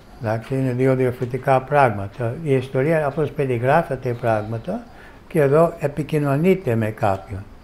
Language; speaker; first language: Greek; non-native, fluent; English